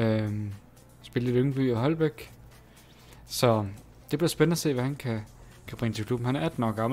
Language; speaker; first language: Danish; native; Danish